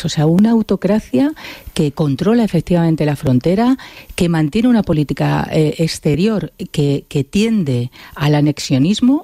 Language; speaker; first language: Spanish; native; Spanish